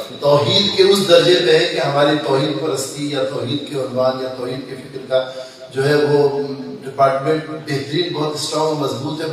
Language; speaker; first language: Urdu; non-native, local second language; Sindhi